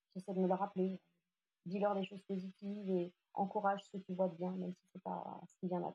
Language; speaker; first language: French; native; French